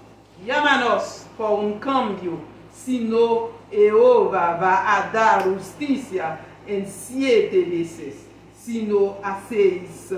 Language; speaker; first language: Spanish; non-native, learner; Haitian Creole